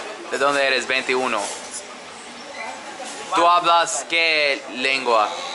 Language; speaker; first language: Spanish; non-native, learner; English